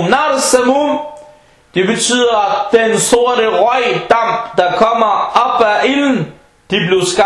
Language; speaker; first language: Danish; non-native, fluent; Arabic